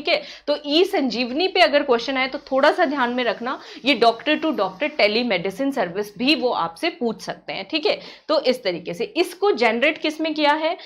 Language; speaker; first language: Hindi; native; Hindi